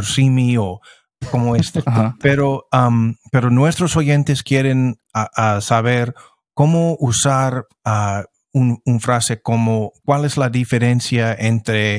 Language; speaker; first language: Spanish; non-native, fluent; English